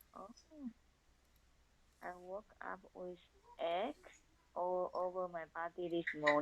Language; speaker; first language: English; non-native, learner; Chinese